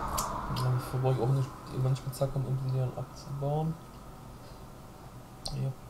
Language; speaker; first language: German; native; German